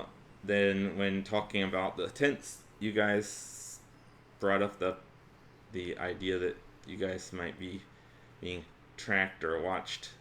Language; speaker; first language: English; native; English